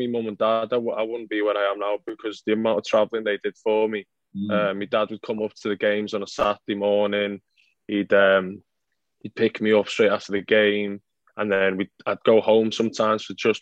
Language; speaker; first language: English; native; English